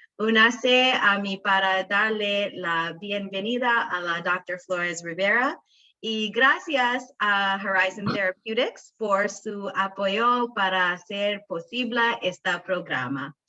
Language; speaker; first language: Spanish; non-native, learner; English